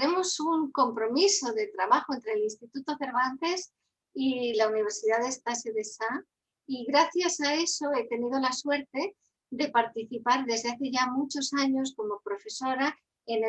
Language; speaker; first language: Spanish; native; Spanish